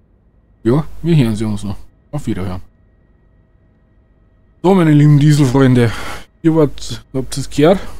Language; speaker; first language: German; native; German